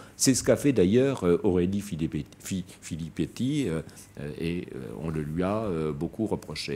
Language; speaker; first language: French; native; French